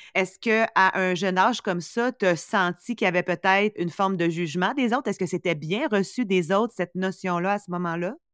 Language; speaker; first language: French; native; French